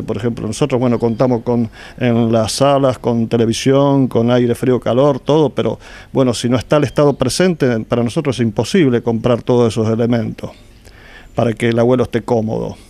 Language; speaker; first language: Spanish; native; Spanish